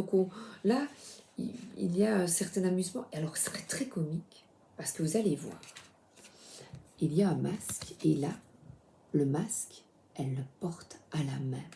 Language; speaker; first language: French; native; French